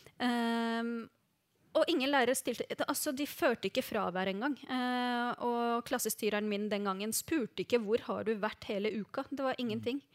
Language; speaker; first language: Norwegian; early bilingual, other home language; Arabic